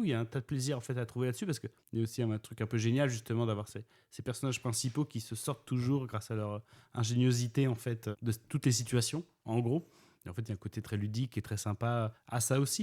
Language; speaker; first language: French; native; French